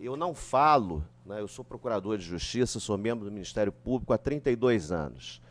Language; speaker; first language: Portuguese; native; Portuguese